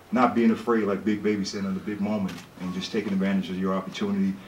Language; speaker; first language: English; native; English